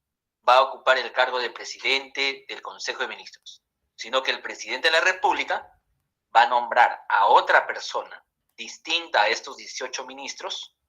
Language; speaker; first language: Spanish; native; Spanish